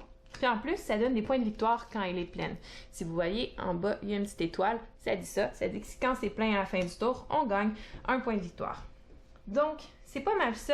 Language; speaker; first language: French; native; French